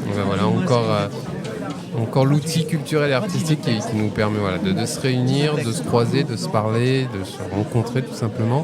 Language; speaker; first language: French; native; French